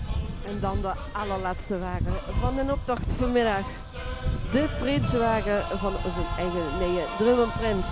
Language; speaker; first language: Dutch; native; Dutch